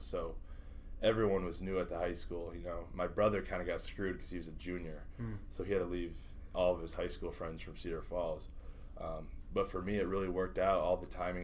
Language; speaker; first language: English; native; English